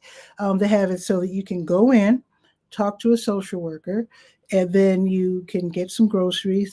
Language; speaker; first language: English; native; English